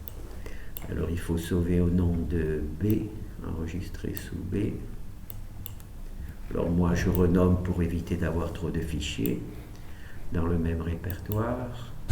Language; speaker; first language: French; native; French